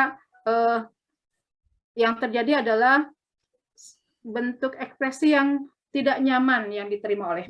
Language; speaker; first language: Indonesian; native; Indonesian